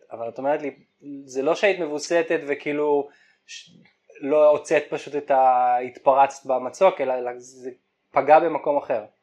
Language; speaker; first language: Hebrew; native; Hebrew